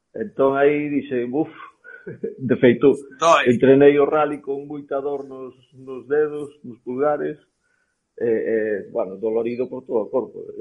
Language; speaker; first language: Galician; native; Galician